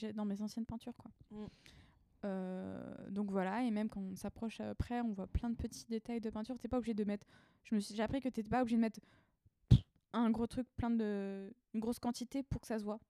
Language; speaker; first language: French; native; French